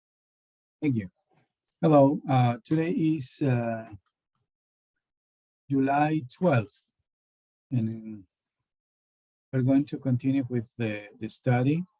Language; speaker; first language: English; non-native, fluent; Spanish